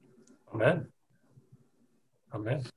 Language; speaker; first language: Spanish; non-native, learner; English